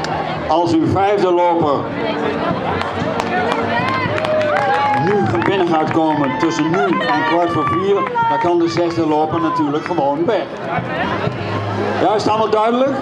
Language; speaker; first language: Dutch; native; Dutch